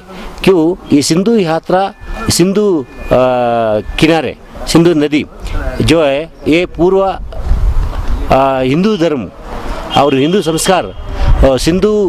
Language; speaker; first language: Hindi; non-native, local second language; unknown